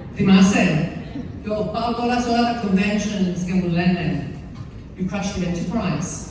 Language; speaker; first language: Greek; early bilingual, heritage; Greek